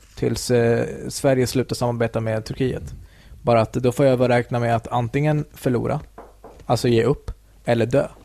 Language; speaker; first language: Swedish; early bilingual, other home language; Kurdish